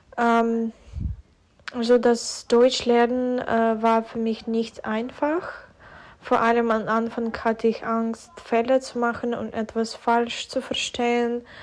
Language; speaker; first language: German; non-native, fluent; Ukrainian